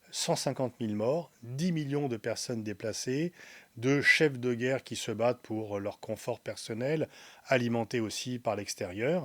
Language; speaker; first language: French; native; French